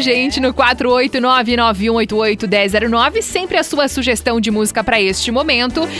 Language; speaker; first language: Portuguese; native; Portuguese